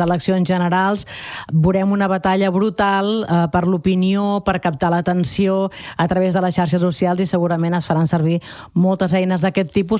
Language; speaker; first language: Catalan; native; Catalan